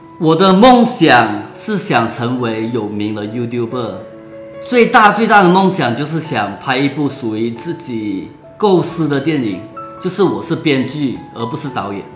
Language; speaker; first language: Chinese; native; Chinese